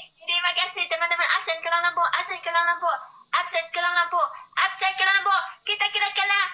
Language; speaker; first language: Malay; non-native, learner; Vietnamese